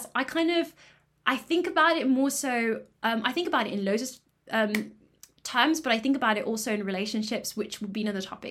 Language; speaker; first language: English; native; English